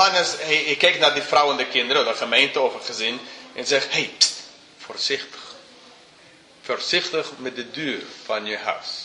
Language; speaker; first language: Dutch; non-native, fluent; English